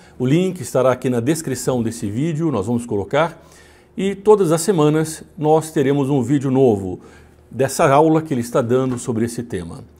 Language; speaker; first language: Portuguese; native; Portuguese